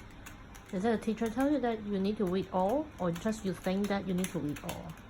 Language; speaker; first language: English; non-native, local second language; Cantonese